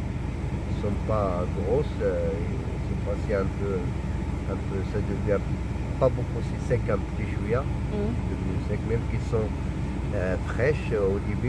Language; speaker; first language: French; non-native, local second language; Arabic